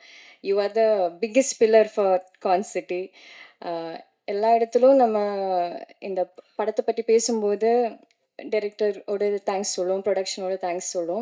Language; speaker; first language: Tamil; non-native, learner; Malayalam